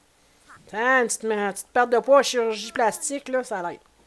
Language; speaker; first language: French; native; French